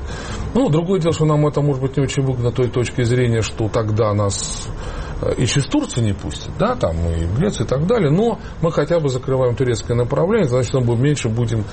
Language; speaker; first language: Russian; native; Russian